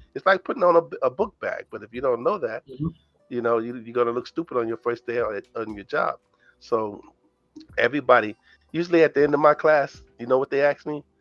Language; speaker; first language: English; native; English